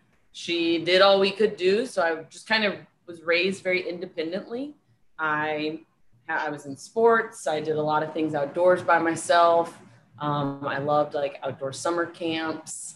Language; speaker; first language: English; native; English